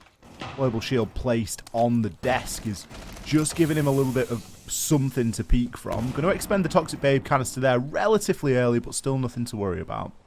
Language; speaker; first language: English; native; English